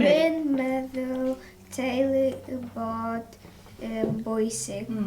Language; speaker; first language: Welsh; non-native, learner; Lithuanian